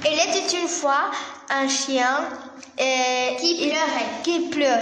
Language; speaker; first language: French; non-native, learner; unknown